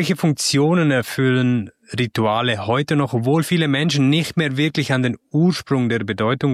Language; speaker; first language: German; native; German